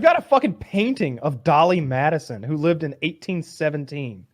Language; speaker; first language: English; native; English